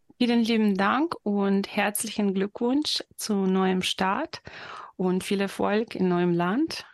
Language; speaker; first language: German; non-native, fluent; Ukrainian